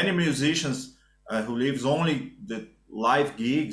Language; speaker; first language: English; non-native, learner; Portuguese